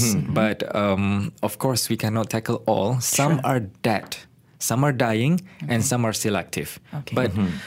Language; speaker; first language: English; non-native, local second language; Malay